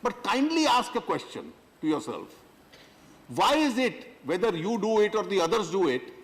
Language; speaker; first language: English; non-native, local second language; Hindi